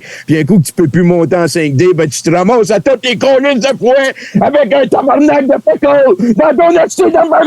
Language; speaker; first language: French; native; French